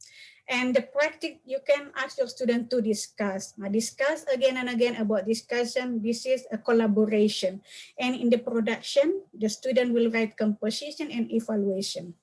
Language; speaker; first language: English; non-native, learner; Indonesian